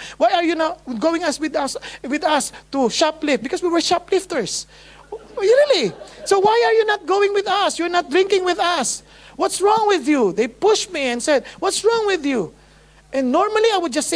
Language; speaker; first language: English; non-native, local second language; Filipino